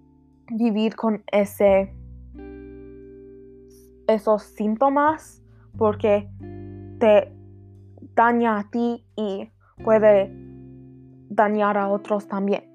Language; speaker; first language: Spanish; non-native, learner; English